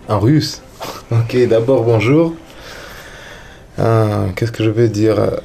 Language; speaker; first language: French; non-native, learner; Russian